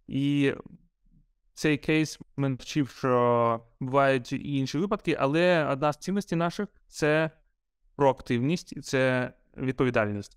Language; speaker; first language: Ukrainian; non-native, local second language; Russian